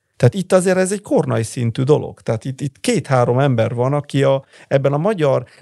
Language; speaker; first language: Hungarian; early bilingual, heritage; Italian